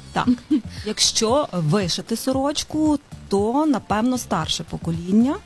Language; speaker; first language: Ukrainian; native; Ukrainian